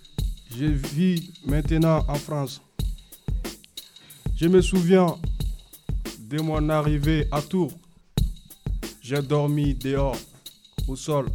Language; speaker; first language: French; non-native, learner; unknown